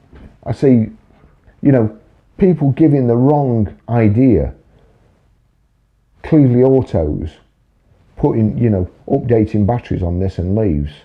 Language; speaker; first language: English; native; English